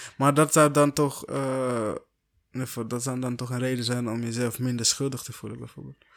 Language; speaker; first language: Dutch; non-native, fluent; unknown